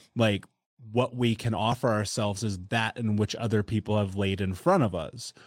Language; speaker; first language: English; native; English